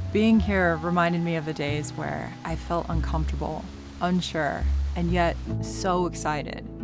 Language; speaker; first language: English; native; English